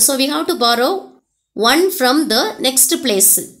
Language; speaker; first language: English; non-native, local second language; Tamil